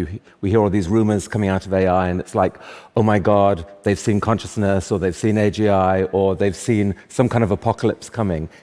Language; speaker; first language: English; native; English